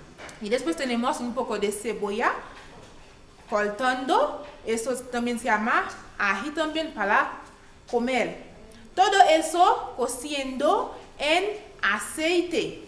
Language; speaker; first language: Spanish; non-native, learner; Haitian Creole